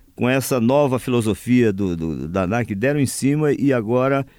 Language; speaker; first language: Portuguese; native; Portuguese